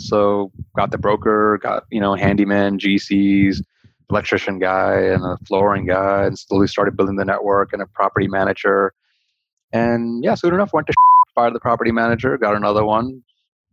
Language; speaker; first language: English; early bilingual, other home language; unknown